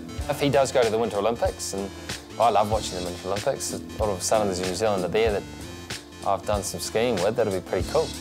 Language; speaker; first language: English; native; English